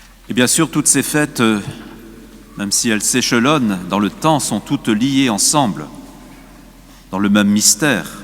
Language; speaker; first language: French; native; French